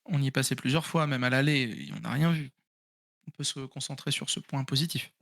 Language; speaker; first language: French; native; French